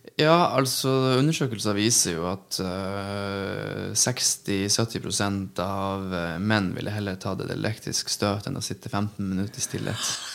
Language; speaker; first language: Norwegian; native; Norwegian